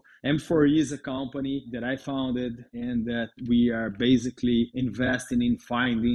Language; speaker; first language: English; non-native, fluent; Portuguese